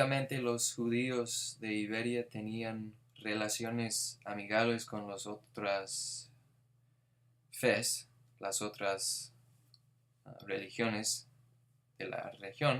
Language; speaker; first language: Spanish; non-native, fluent; English